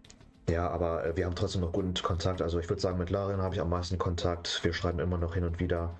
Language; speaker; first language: German; native; German